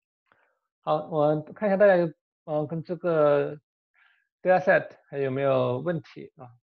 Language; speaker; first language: Chinese; native; Chinese